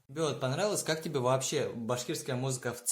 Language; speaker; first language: Russian; native; Russian